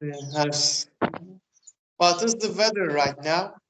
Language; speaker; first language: English; non-native, learner; Turkish